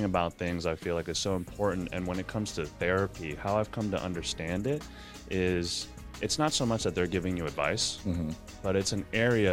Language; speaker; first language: English; native; English